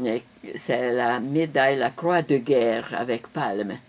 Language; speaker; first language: French; non-native, fluent; Hungarian